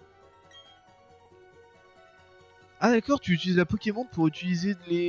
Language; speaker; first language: French; native; French